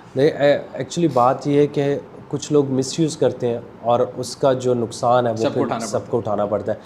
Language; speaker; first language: Urdu; non-native, local second language; Punjabi